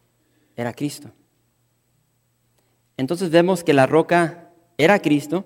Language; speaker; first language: Spanish; native; Spanish